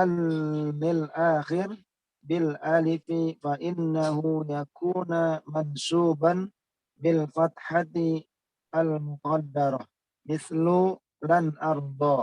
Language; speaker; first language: Arabic; non-native, learner; Indonesian